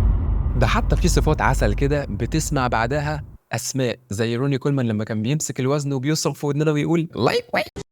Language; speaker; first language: Arabic; native; Arabic